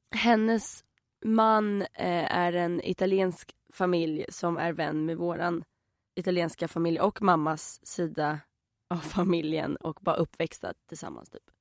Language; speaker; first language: Swedish; native; Swedish